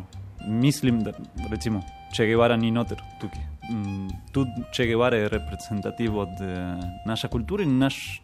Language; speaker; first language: Slovenian; non-native, learner; Spanish